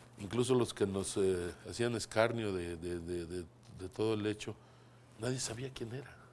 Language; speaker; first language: Spanish; native; Spanish